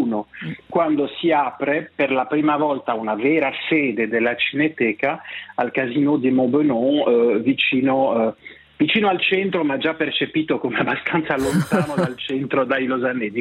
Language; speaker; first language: Italian; non-native, local second language; French